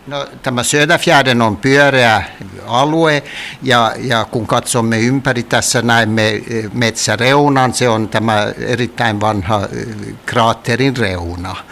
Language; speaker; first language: Finnish; non-native, local second language; Swedish